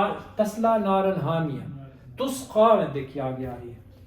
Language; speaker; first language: Urdu; native; Urdu